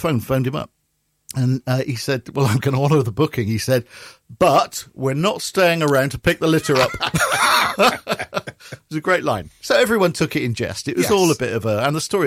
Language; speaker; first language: English; native; English